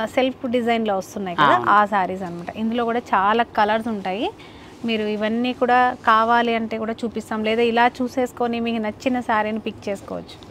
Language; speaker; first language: Telugu; non-native, local second language; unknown